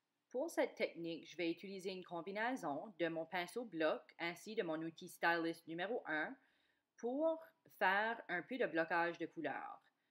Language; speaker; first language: French; native; French